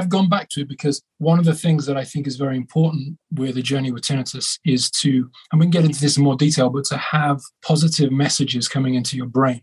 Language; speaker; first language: English; native; English